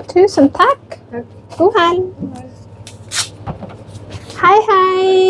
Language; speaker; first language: Norwegian; non-native, learner; Thai